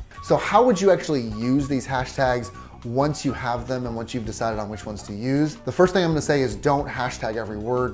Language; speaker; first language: English; native; English